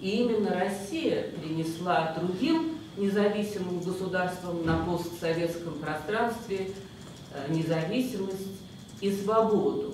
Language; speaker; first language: Russian; native; Russian